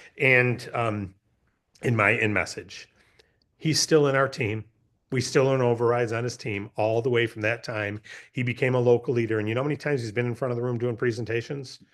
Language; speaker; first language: English; native; English